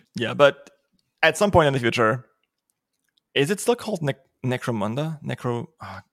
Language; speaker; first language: English; non-native, fluent; German